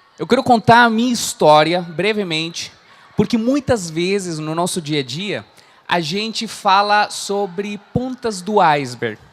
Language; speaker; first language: Portuguese; non-native, fluent; Spanish